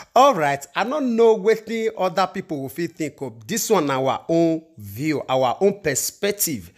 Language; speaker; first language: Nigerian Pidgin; non-native, local second language; Igbo